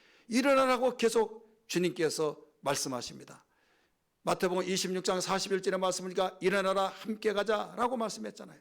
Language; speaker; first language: Korean; native; Korean